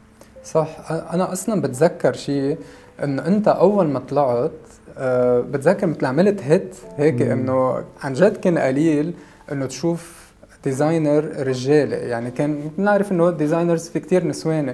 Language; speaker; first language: Arabic; native; Arabic